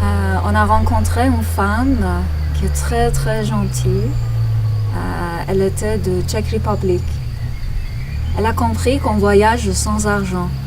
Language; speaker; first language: French; non-native, learner; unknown